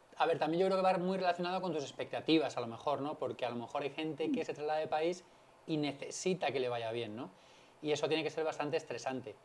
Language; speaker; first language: Spanish; native; Spanish